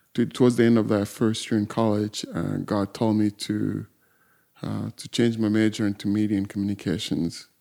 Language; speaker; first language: English; non-native, fluent; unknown